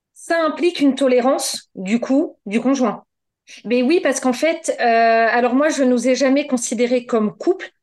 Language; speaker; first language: French; native; French